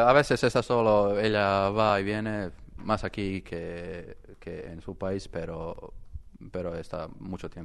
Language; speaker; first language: Spanish; non-native, learner; Croatian